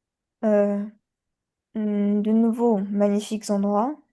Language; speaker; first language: French; early bilingual, other home language; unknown